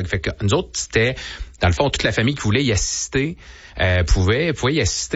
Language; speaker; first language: French; native; French